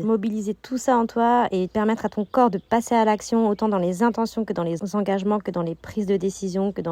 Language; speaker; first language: French; native; French